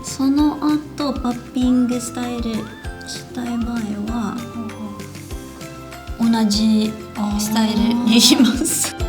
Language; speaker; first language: Japanese; non-native, fluent; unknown